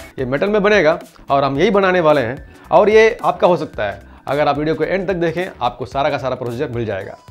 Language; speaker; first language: Hindi; non-native, local second language; Tamil